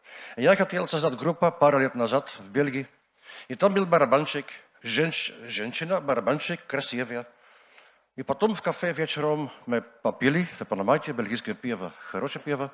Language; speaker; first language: Russian; non-native, learner; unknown